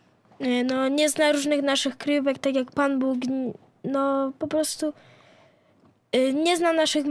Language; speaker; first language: Polish; native; Polish